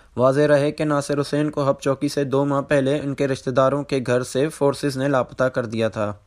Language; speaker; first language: Urdu; non-native, local second language; Baluchi